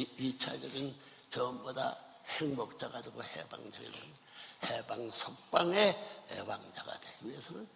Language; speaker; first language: Korean; native; Korean